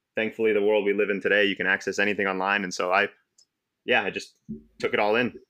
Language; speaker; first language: English; native; English